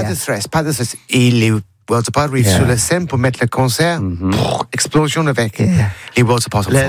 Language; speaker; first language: French; non-native, learner; English